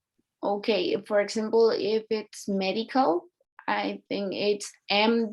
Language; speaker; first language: English; non-native, learner; Spanish